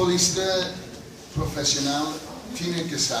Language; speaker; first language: Spanish; non-native, fluent; English